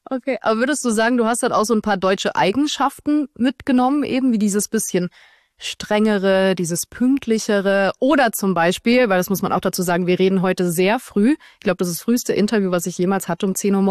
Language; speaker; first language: German; native; German